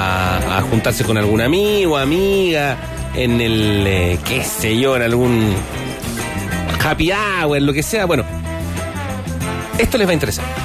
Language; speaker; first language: Spanish; native; Spanish